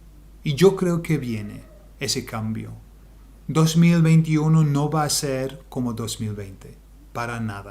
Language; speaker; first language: Spanish; non-native, fluent; English